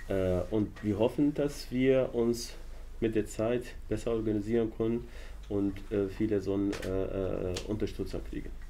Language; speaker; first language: German; non-native, learner; Arabic